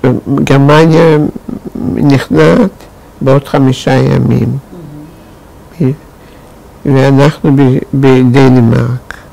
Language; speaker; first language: Hebrew; non-native, fluent; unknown